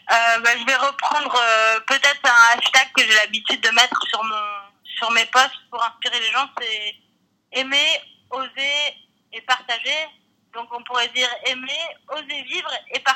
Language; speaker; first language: French; native; French